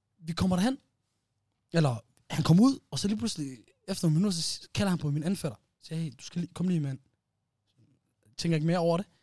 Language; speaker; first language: Danish; early bilingual, other home language; Somali